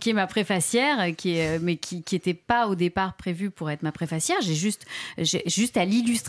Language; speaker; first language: French; native; French